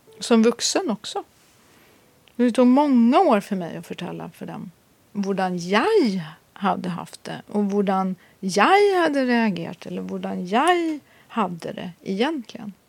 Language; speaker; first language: Swedish; native; Swedish